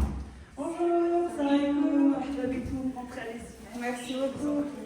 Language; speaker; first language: French; native; French